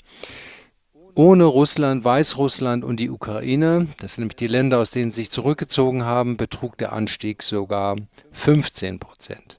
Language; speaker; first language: German; native; German